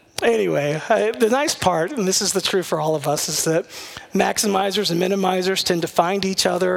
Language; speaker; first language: English; native; English